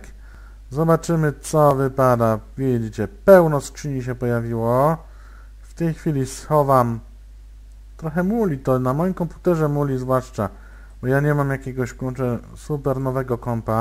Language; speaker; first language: Polish; native; Polish